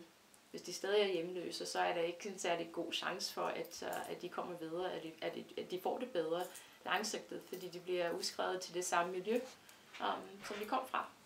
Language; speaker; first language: Danish; non-native, fluent; English